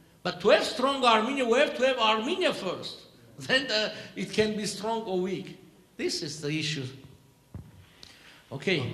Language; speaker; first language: English; non-native, fluent; Armenian